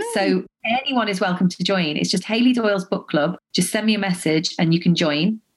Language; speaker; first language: English; native; English